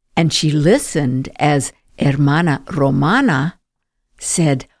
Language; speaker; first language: English; native; English